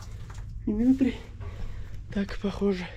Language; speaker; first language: Russian; non-native, learner; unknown